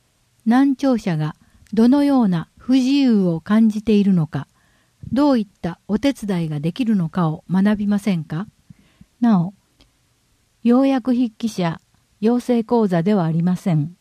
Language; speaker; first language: Japanese; native; Japanese